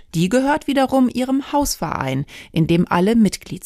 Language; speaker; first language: German; native; German